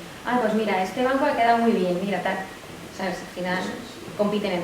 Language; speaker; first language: Spanish; native; Spanish